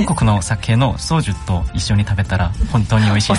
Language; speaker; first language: Japanese; non-native, learner; Korean